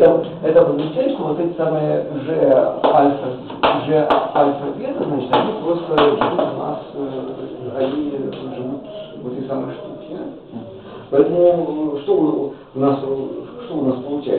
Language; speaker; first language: Russian; native; Russian